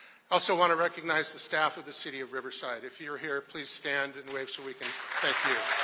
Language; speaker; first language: English; native; English